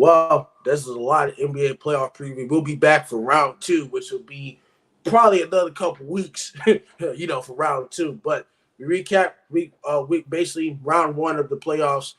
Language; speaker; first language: English; native; English